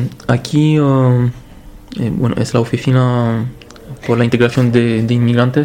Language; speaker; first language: Spanish; non-native, fluent; Romanian